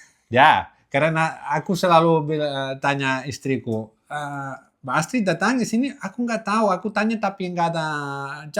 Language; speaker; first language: Indonesian; non-native, learner; Catalan